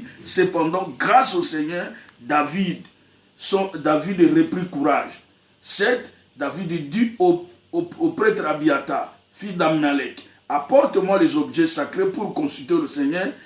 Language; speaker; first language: French; non-native, local second language; Lingala